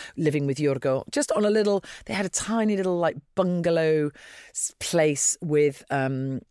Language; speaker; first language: English; native; English